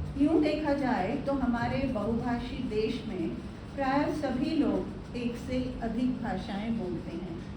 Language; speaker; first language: Hindi; non-native, local second language; Gujarati